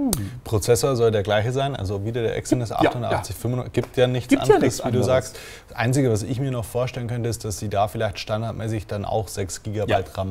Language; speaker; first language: German; native; German